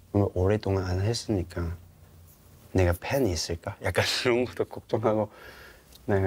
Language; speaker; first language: Korean; non-native, fluent; Cantonese